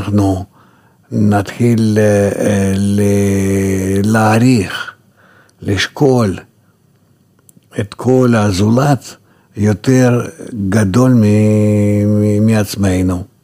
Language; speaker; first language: Hebrew; non-native, fluent; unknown